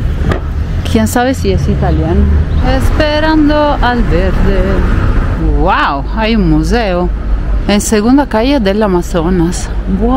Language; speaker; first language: Spanish; non-native, fluent; Italian